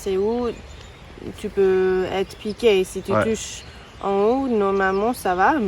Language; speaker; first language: French; non-native, learner; English